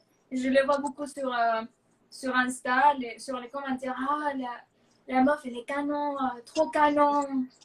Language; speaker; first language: French; non-native, fluent; Spanish